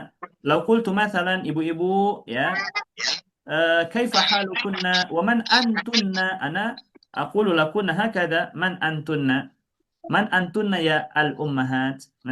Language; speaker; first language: Arabic; non-native, fluent; Indonesian